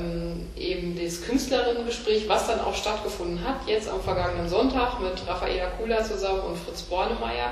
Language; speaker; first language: German; native; German